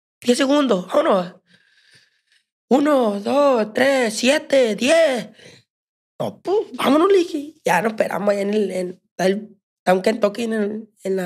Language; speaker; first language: Spanish; native; Spanish